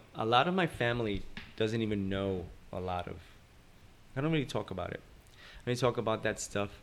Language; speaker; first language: English; early bilingual, other home language; Spanish